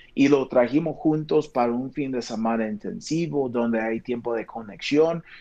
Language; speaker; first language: Spanish; non-native, fluent; English